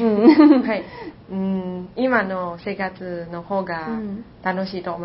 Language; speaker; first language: Japanese; non-native, learner; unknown